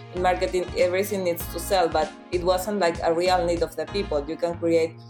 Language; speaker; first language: English; non-native, fluent; Spanish